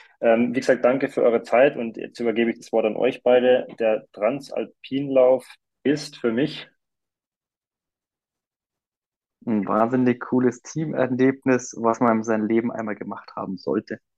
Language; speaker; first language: German; native; German